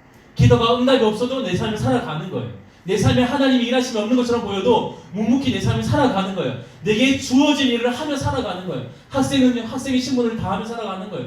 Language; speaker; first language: Korean; native; Korean